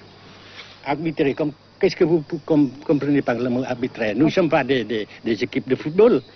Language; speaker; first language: French; non-native, fluent; Vietnamese